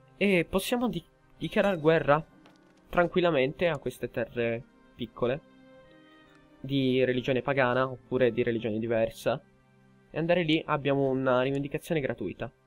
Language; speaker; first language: Italian; early bilingual, heritage; Italian